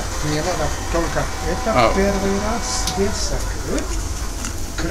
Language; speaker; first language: Russian; non-native, fluent; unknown